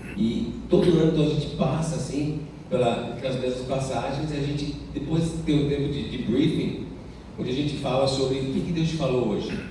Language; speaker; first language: Portuguese; non-native, fluent; English